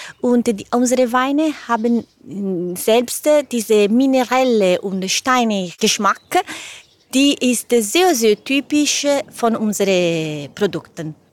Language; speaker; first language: German; non-native, learner; Italian